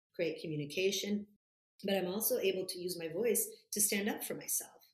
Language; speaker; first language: English; non-native, fluent; Italian